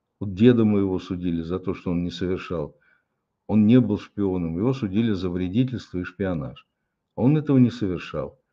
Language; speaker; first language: Russian; native; Russian